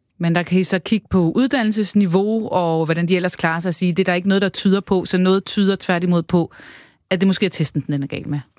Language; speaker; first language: Danish; native; Danish